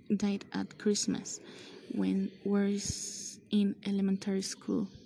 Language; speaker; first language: English; non-native, fluent; Spanish